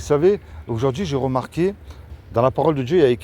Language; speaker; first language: French; native; French